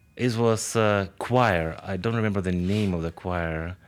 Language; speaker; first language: English; non-native, fluent; Ukrainian